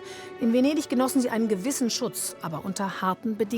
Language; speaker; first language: German; native; German